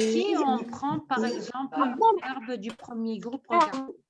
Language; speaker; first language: French; non-native, local second language; Arabic